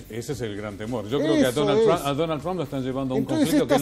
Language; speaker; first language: Spanish; native; Spanish